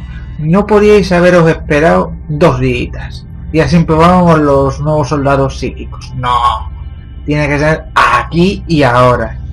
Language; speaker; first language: Spanish; native; Spanish